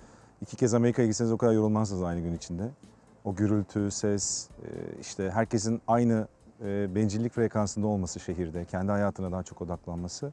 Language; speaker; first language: Turkish; native; Turkish